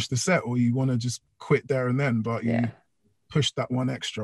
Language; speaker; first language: English; native; English